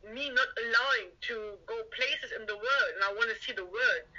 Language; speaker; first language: English; non-native, fluent; German